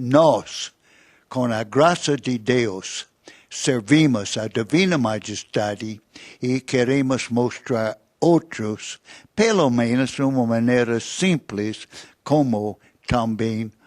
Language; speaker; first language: Portuguese; non-native, fluent; English